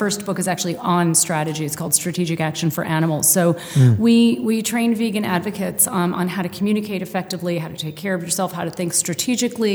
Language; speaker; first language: English; native; English